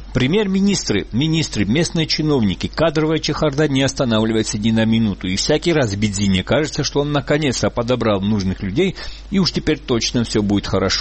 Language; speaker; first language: Russian; native; Russian